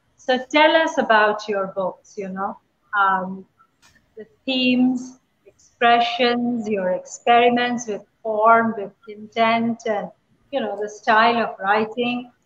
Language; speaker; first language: English; non-native, local second language; Hindi